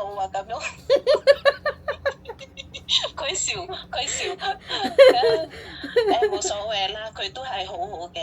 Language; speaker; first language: Cantonese; non-native, fluent; Javanese